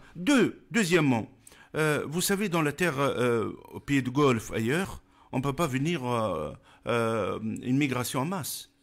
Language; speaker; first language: French; non-native, local second language; Arabic